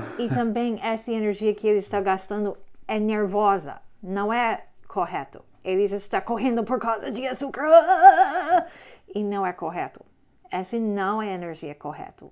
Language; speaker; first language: Portuguese; non-native, learner; English